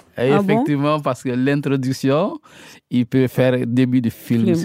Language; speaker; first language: French; non-native, local second language; Bambara